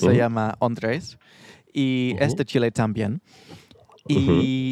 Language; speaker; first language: Spanish; non-native, learner; English